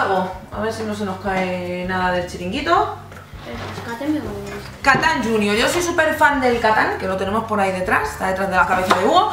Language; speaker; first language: Spanish; native; Spanish